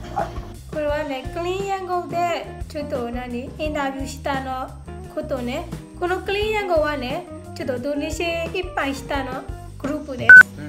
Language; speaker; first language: Japanese; non-native, learner; Burmese